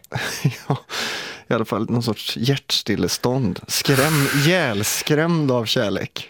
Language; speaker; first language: Swedish; native; Swedish